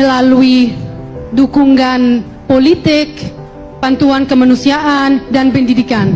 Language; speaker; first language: Indonesian; non-native, fluent; Arabic